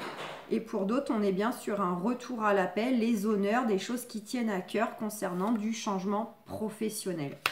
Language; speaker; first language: French; native; French